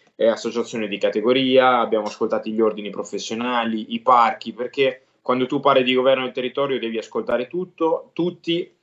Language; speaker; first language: Italian; native; Italian